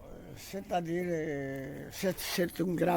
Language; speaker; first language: French; non-native, fluent; Spanish